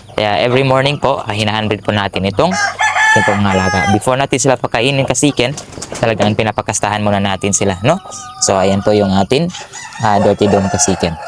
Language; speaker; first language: Filipino; non-native, local second language; Cebuano